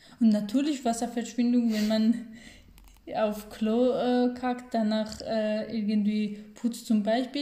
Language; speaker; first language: German; non-native, learner; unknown